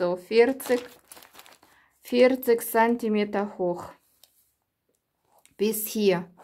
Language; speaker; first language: German; non-native, learner; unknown